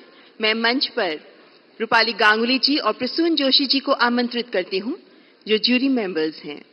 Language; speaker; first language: Hindi; native; Hindi